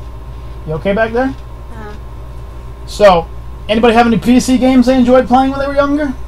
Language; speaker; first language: English; native; English